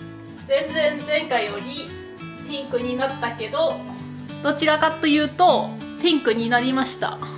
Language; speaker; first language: Japanese; non-native, fluent; German